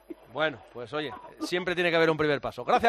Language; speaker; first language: Spanish; native; Spanish